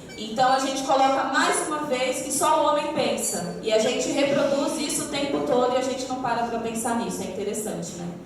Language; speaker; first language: Portuguese; native; Portuguese